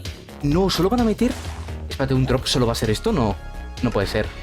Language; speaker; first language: Spanish; native; Spanish